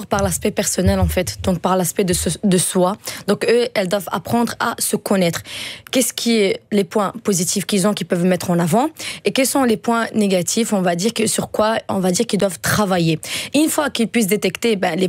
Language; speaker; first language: French; non-native, fluent; Dutch